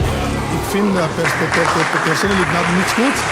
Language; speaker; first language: Dutch; non-native, learner; Lingala